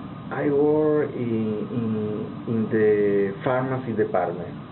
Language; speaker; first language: English; non-native, learner; Spanish